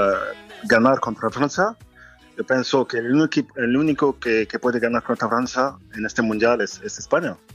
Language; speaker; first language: Spanish; non-native, fluent; French